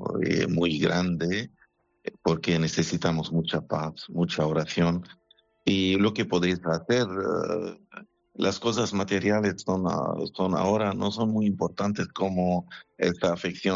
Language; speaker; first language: Spanish; non-native, fluent; Arabic